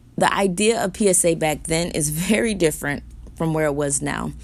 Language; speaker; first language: English; native; English